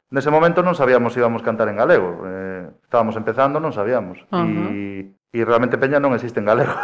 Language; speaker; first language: Galician; native; Galician